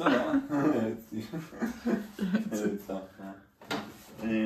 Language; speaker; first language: Russian; non-native, learner; German